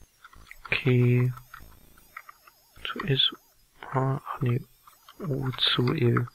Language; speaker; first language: German; native; German